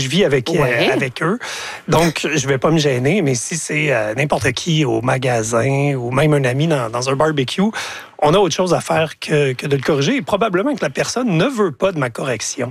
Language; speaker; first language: French; native; French